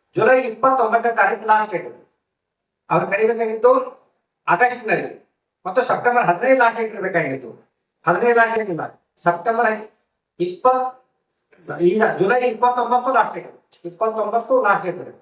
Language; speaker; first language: Kannada; native; Kannada